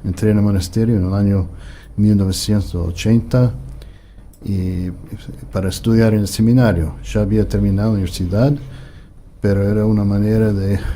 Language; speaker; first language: Spanish; non-native, fluent; English